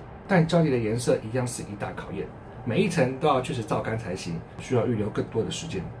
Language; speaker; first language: Chinese; native; Chinese